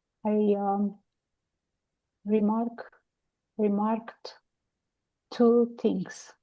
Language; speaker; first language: English; non-native, learner; Romanian